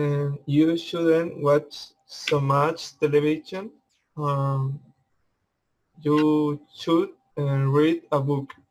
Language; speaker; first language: English; non-native, learner; Spanish